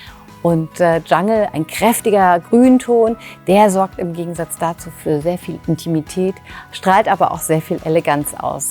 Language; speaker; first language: German; native; German